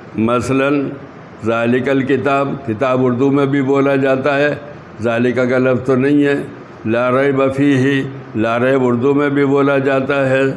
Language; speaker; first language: Urdu; native; Urdu